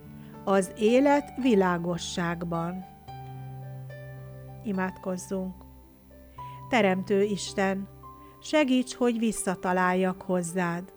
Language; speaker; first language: Hungarian; native; Hungarian